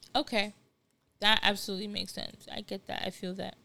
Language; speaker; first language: English; non-native, local second language; Yoruba